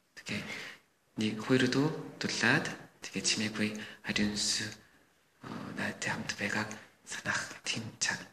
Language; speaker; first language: Mongolian; non-native, fluent; Korean